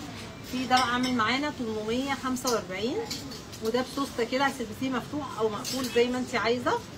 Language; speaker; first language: Arabic; native; Arabic